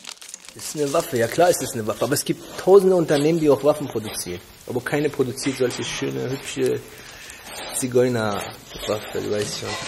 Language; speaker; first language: German; non-native, fluent; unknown